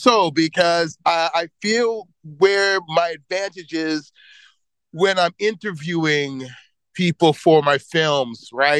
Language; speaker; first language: English; native; English